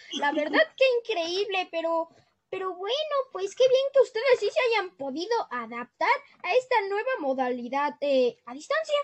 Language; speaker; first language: Spanish; native; Spanish